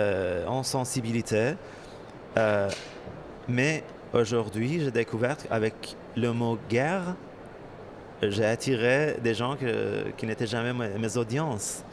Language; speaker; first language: French; non-native, fluent; Persian